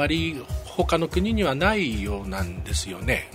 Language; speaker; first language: Japanese; native; Japanese